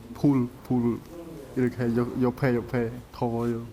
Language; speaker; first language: Korean; non-native, learner; Khmer